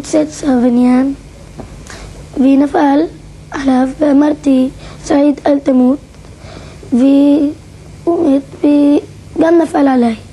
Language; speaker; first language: Hebrew; non-native, local second language; Arabic